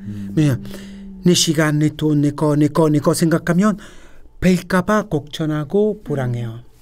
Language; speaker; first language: Korean; non-native, fluent; Italian